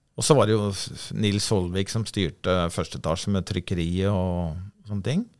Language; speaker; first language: Norwegian; native; Norwegian